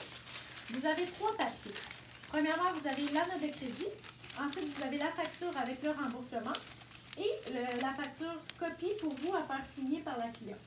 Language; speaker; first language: French; native; French